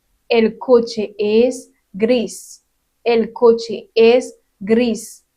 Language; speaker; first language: Spanish; non-native, fluent; Haitian Creole